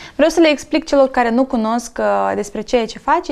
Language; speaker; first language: Romanian; native; Romanian